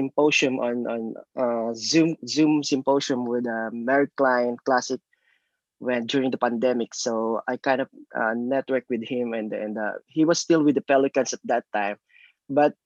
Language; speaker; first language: English; non-native, local second language; Filipino